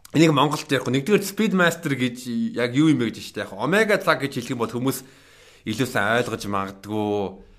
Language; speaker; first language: Mongolian; early bilingual, heritage; Mongolian